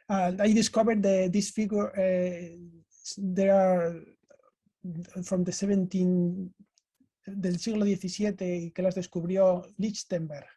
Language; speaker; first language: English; non-native, learner; Spanish